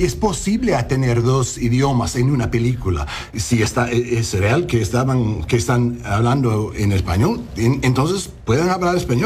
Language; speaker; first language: Spanish; non-native, learner; English